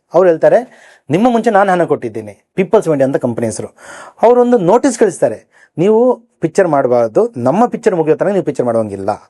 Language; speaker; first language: Kannada; native; Kannada